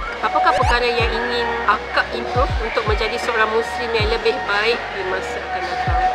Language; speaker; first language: Malay; native; Malay